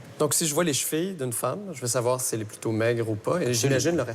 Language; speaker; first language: French; native; French